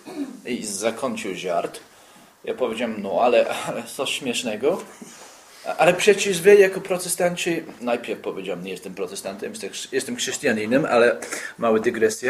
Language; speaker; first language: Polish; non-native, fluent; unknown